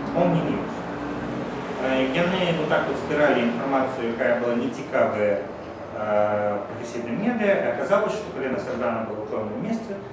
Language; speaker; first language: Belarusian; non-native, local second language; Russian